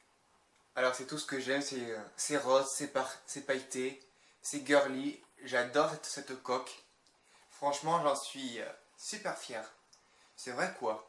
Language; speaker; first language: French; native; French